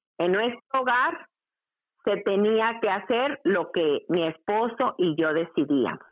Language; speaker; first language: Spanish; native; Spanish